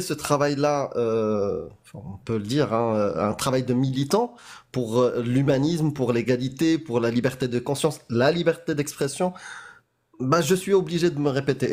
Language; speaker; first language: French; native; French